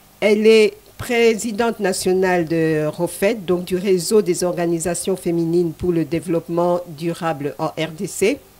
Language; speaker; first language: French; non-native, local second language; Lingala